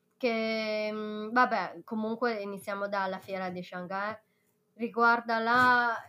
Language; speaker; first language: Italian; non-native, fluent; Chinese